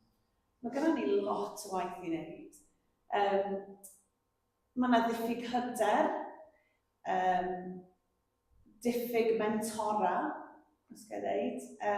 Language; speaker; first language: Welsh; native; Welsh